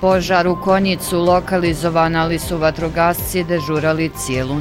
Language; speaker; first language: Bosnian; native; Bosnian